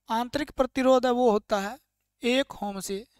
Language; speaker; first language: Hindi; native; Hindi